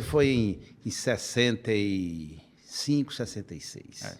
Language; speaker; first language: Portuguese; native; Portuguese